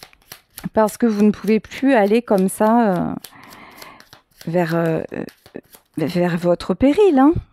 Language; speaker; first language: French; native; French